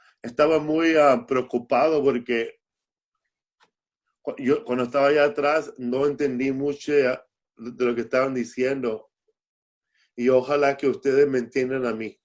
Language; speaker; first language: Spanish; early bilingual, heritage; Spanish